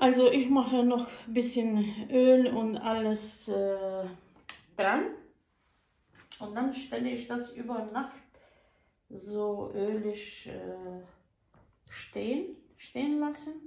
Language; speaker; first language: German; non-native, fluent; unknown